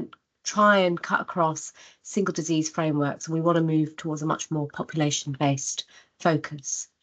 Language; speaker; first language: English; native; English